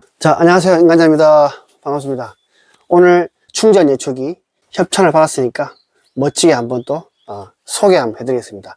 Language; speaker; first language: Korean; native; Korean